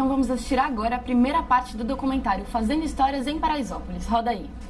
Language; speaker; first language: Portuguese; native; Portuguese